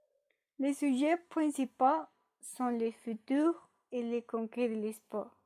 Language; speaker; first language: French; non-native, learner; Spanish